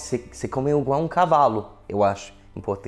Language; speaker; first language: Portuguese; non-native, fluent; English